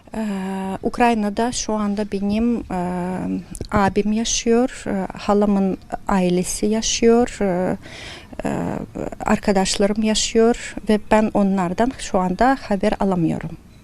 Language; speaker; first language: Turkish; non-native, fluent; Ukrainian